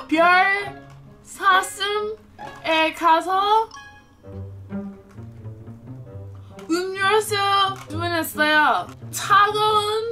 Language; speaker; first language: Korean; non-native, learner; English